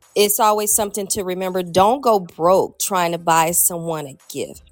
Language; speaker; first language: English; native; English